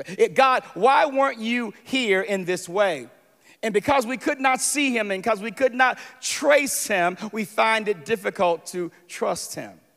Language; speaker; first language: English; native; English